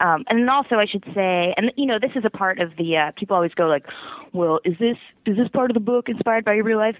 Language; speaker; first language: English; native; English